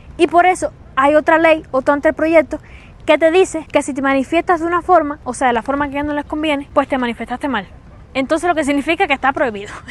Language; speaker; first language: Spanish; native; Spanish